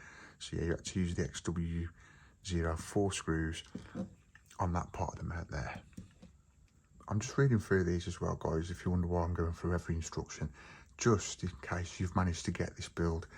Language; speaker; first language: English; native; English